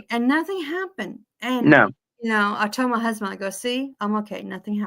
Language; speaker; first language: English; native; English